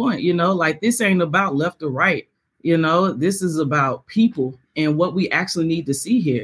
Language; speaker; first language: English; native; English